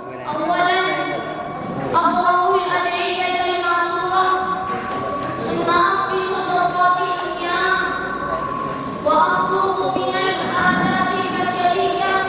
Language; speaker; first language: Arabic; non-native, learner; Urdu